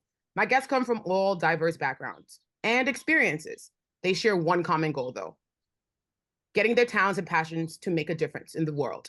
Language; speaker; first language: English; native; English